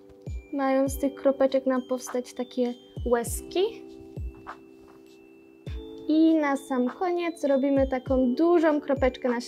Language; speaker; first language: Polish; native; Polish